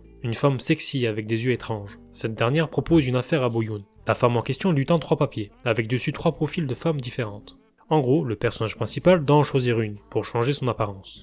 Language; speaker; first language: French; native; French